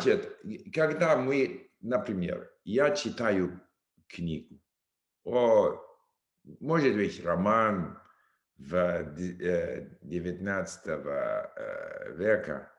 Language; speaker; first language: Russian; non-native, learner; English